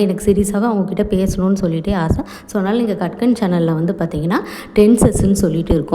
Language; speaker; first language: Tamil; native; Tamil